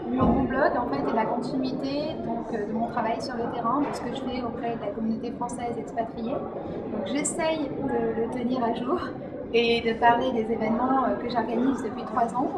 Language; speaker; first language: French; native; French